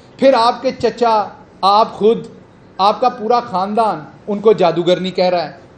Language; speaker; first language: Urdu; non-native, local second language; Punjabi